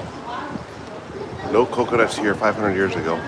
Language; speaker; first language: English; native; English